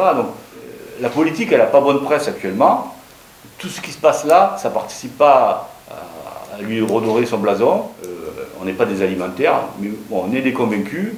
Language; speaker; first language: French; native; French